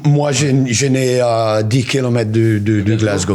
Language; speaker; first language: French; non-native, learner; English